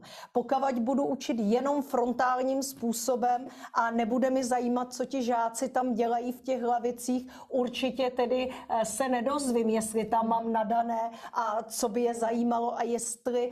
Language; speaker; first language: Czech; native; Czech